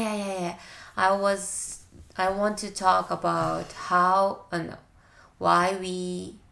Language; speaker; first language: English; non-native, learner; Japanese